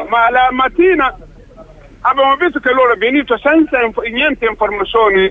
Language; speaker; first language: Italian; non-native, local second language; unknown